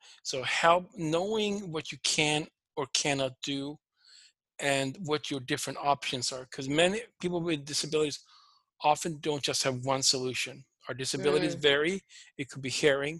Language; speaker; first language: English; non-native, fluent; Swedish